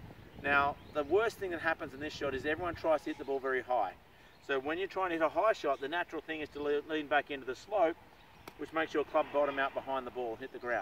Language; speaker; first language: English; native; English